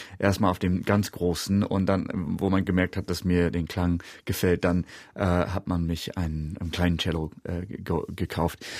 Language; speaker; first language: German; non-native, fluent; English